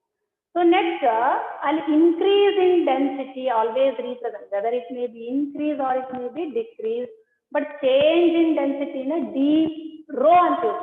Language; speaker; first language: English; non-native, local second language; Kannada